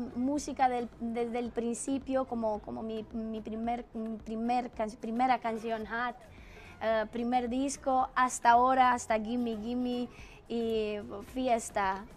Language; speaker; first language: Spanish; non-native, fluent; Romanian